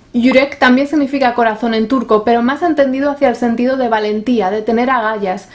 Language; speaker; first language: Spanish; native; Spanish